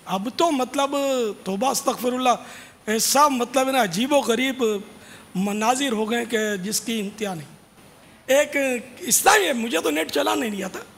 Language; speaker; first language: Urdu; native; Urdu